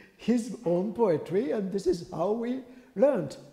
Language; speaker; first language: English; non-native, fluent; French